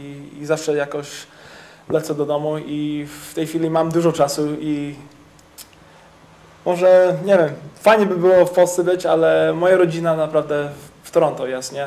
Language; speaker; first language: Polish; early bilingual, heritage; English